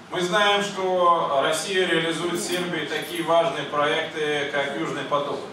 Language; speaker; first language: Russian; native; Russian